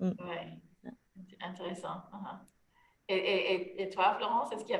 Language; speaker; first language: French; non-native, fluent; English